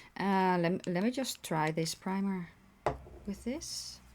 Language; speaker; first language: English; non-native, fluent; Dutch